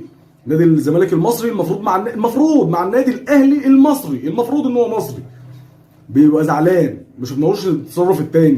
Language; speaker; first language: Arabic; native; Arabic